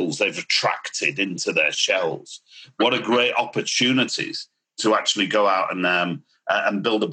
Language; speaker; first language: English; native; English